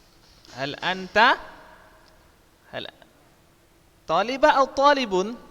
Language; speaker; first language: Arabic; non-native, fluent; Indonesian